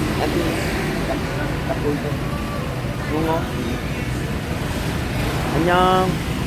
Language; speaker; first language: Vietnamese; non-native, learner; Korean